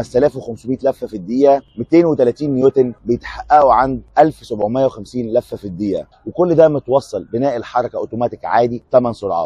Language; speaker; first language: Arabic; native; Arabic